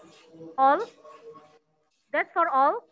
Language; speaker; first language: English; non-native, learner; Indonesian